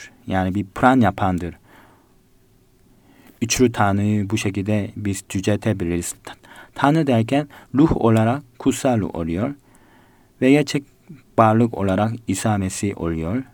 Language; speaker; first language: Turkish; non-native, fluent; Korean